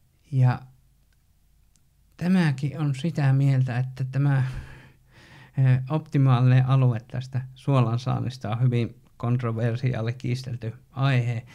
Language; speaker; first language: Finnish; native; Finnish